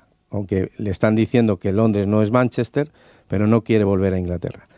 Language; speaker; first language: Spanish; native; Spanish